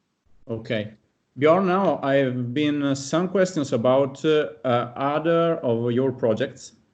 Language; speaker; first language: English; non-native, fluent; Italian